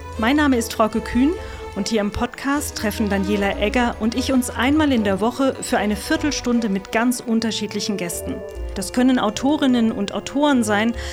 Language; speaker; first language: German; native; German